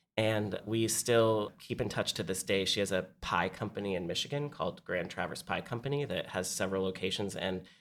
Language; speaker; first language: English; native; English